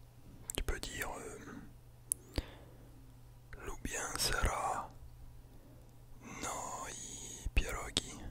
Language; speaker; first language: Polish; early bilingual, heritage; French